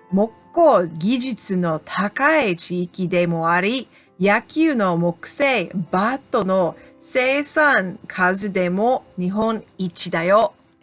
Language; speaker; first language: Japanese; non-native, fluent; English